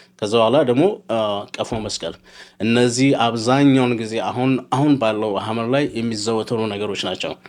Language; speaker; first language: Amharic; non-native, local second language; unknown